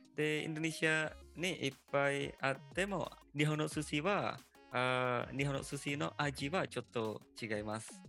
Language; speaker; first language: Japanese; non-native, fluent; Indonesian